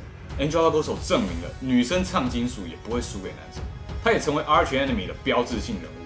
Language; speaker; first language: Chinese; native; Chinese